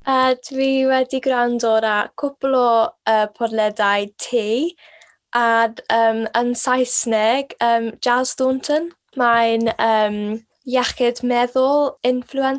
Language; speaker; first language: Welsh; non-native, local second language; English